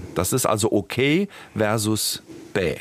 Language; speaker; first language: German; native; German